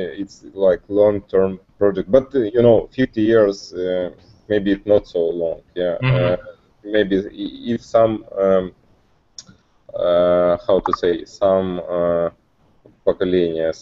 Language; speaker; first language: English; non-native, learner; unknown